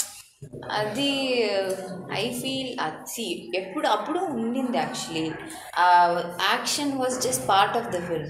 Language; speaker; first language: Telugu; non-native, learner; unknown